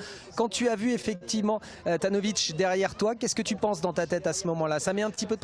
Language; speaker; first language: French; native; French